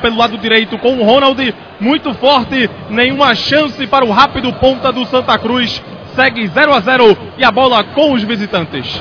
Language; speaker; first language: Portuguese; native; Portuguese